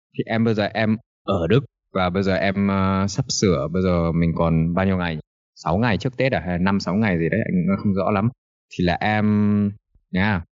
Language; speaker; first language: Vietnamese; early bilingual, heritage; Vietnamese